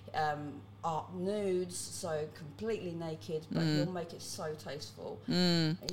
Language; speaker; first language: English; early bilingual, other home language; Cantonese